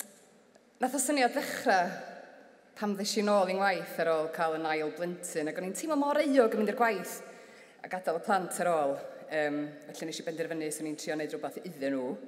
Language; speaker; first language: Welsh; native; Welsh